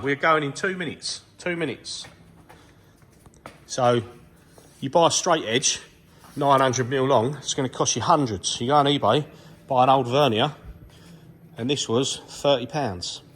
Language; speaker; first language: English; native; English